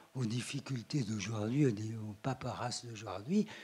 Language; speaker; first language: French; native; French